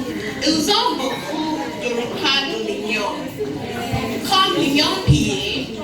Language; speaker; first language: French; non-native, learner; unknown